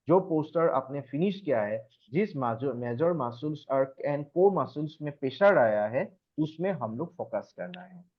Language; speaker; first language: Hindi; non-native, local second language; Assamese